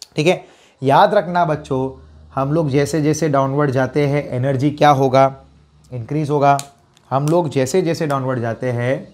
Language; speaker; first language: Hindi; non-native, local second language; Gujarati